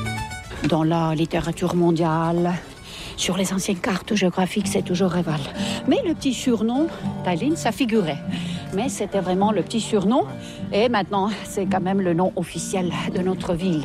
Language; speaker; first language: French; non-native, fluent; Estonian